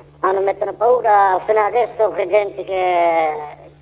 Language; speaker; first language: Italian; non-native, learner; Bangla